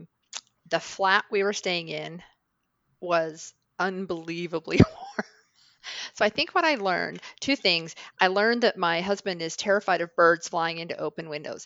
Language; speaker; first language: English; native; English